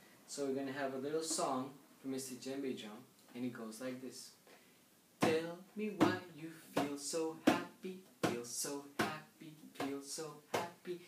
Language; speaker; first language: English; native; English